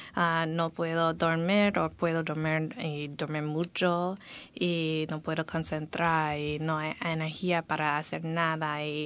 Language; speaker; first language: Spanish; non-native, learner; English